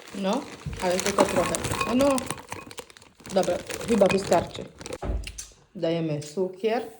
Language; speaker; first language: Polish; non-native, fluent; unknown